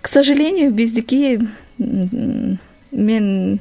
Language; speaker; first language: Russian; non-native, local second language; Kyrgyz